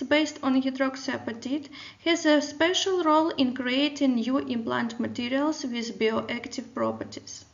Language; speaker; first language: English; non-native, fluent; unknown